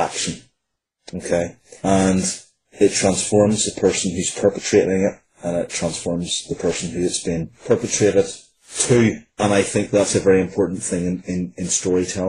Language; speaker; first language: English; native; English